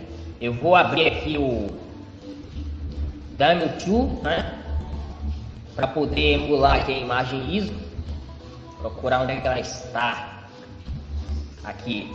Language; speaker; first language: Portuguese; native; Portuguese